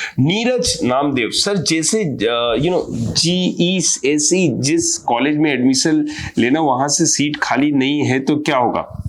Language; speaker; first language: Hindi; native; Hindi